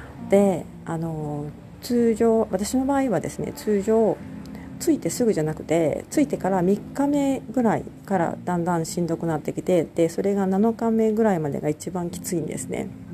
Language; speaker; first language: Japanese; native; Japanese